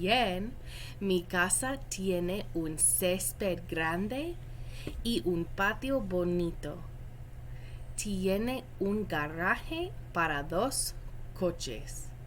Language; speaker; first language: Spanish; non-native, fluent; English